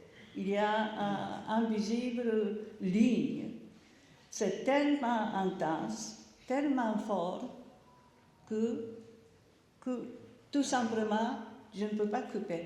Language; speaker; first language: French; non-native, learner; Japanese